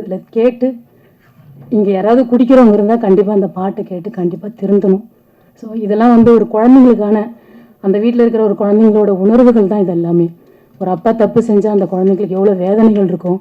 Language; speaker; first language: Tamil; native; Tamil